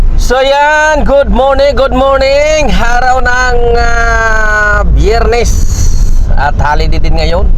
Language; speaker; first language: Filipino; native; Filipino